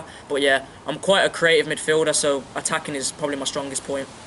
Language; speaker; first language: English; native; English